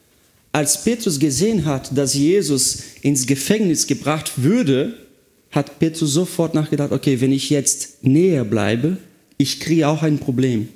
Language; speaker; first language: German; non-native, fluent; Portuguese